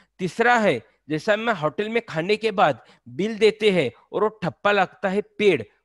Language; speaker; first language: Hindi; non-native, local second language; Marathi